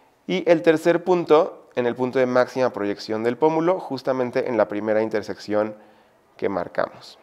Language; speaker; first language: Spanish; native; Spanish